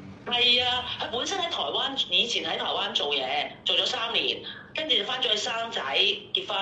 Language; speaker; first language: Cantonese; native; Cantonese